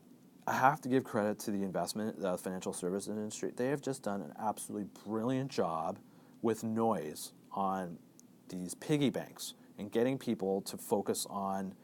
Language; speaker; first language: English; native; English